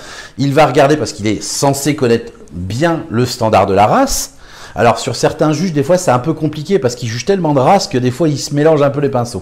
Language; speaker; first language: French; native; French